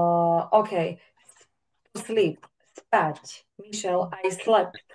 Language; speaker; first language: English; non-native, fluent; Slovak